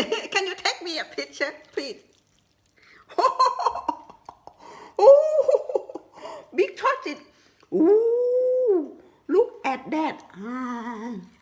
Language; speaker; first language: English; non-native, learner; Thai